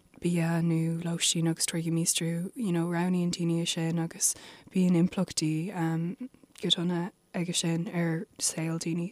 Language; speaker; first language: Irish; non-native, local second language; English